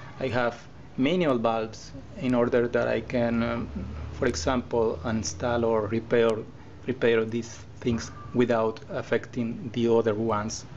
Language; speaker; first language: English; non-native, learner; Spanish